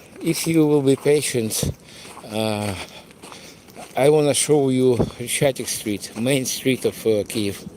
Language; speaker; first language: English; non-native, fluent; Russian